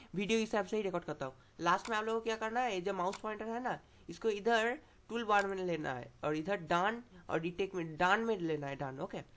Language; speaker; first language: Hindi; non-native, local second language; Bangla